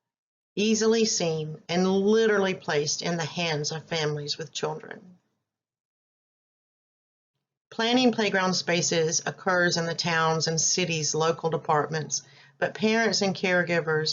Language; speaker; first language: English; native; English